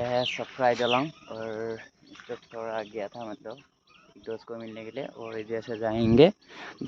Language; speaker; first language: Hindi; non-native, local second language; Assamese